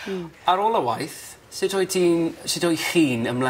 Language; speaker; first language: Welsh; non-native, learner; English